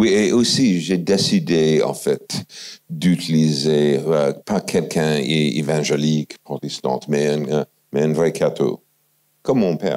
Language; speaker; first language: French; non-native, fluent; English